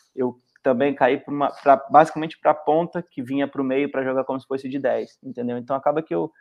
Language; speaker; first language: Portuguese; native; Portuguese